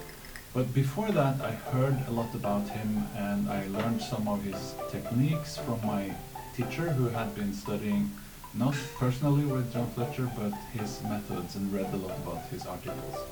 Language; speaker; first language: English; non-native, fluent; Norwegian